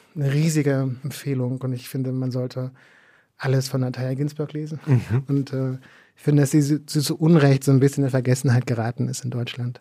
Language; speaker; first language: German; native; German